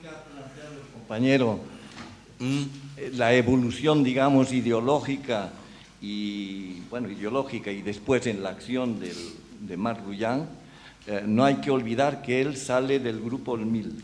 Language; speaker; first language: Spanish; native; Spanish